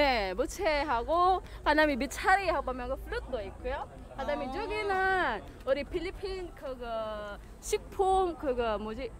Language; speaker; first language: Korean; non-native, learner; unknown